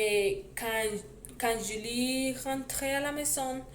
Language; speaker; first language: French; non-native, learner; Spanish